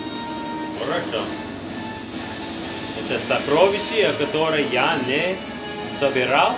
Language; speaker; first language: Russian; non-native, learner; English